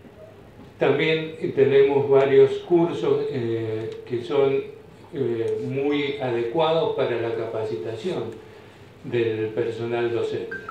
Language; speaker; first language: Spanish; native; Spanish